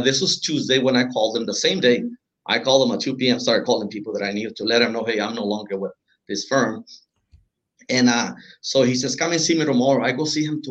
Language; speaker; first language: English; non-native, fluent; Spanish